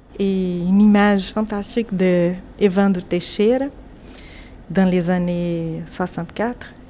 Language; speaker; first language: French; non-native, fluent; Portuguese